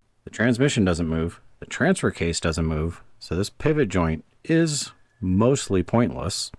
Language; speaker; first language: English; native; English